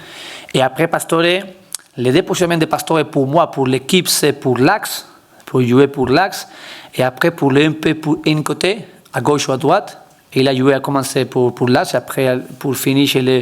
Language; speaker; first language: French; non-native, learner; Spanish